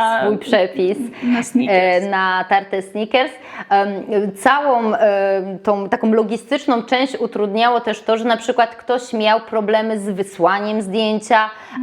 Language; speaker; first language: Polish; native; Polish